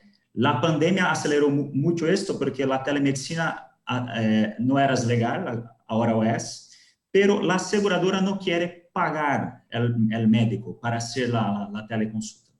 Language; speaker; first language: Spanish; non-native, learner; Portuguese